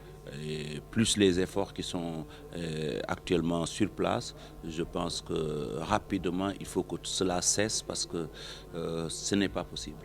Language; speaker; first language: French; non-native, local second language; Wolof